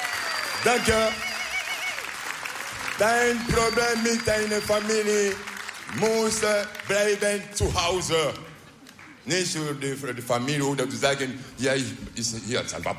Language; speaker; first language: Dutch; non-native, learner; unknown